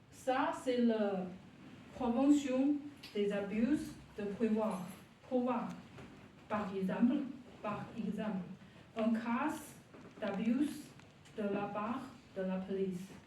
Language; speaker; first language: French; non-native, learner; Chinese